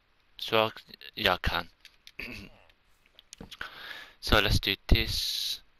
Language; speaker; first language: English; native; English